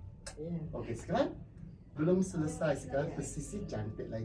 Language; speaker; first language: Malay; non-native, local second language; Cantonese